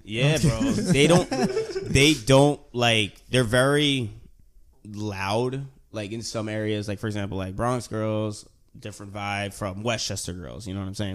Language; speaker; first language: English; early bilingual, other home language; Spanish